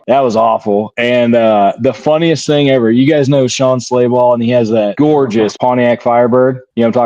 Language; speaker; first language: English; native; English